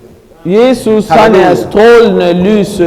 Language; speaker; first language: Danish; non-native, learner; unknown